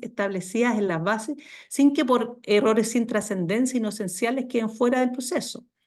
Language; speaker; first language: Spanish; native; Spanish